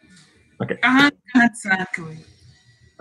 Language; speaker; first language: French; non-native, fluent; Portuguese